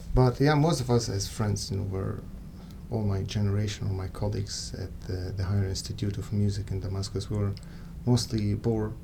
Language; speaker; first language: English; non-native, fluent; Arabic